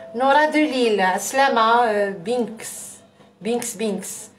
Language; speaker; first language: French; non-native, local second language; Arabic